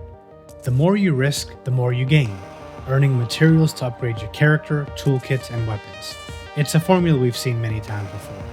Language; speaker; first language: English; native; English